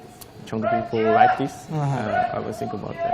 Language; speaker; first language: English; non-native, fluent; Korean